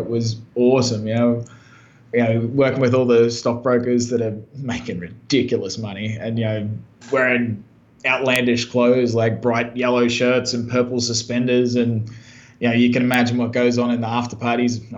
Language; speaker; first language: English; native; English